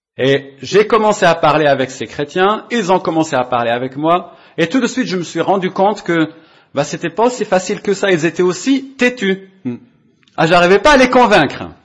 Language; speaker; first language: French; non-native, local second language; Arabic